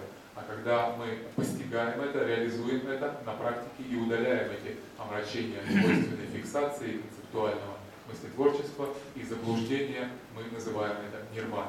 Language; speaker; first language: Russian; native; Russian